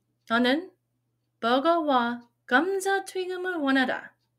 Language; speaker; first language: Korean; non-native, learner; English